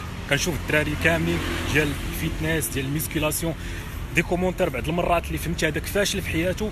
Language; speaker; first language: Arabic; native; Arabic